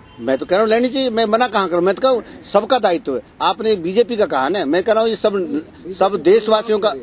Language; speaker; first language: Hindi; native; Hindi